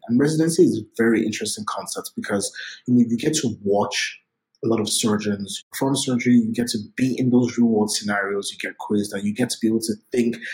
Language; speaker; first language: English; non-native, local second language; Yoruba